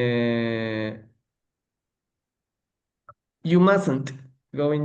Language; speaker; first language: English; non-native, learner; Spanish